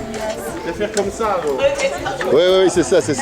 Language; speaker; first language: French; native; French